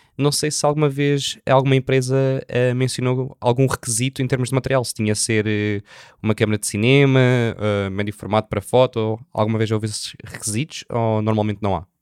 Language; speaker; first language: Portuguese; native; Portuguese